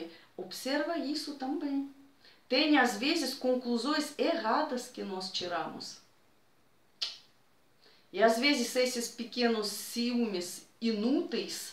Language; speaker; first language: Portuguese; non-native, fluent; Russian